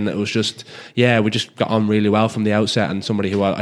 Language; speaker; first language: English; native; English